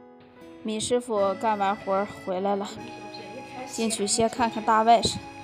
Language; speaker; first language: Chinese; native; Chinese